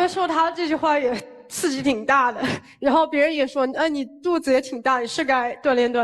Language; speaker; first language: Chinese; native; Chinese